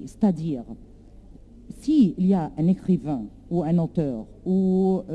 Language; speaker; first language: French; non-native, learner; Arabic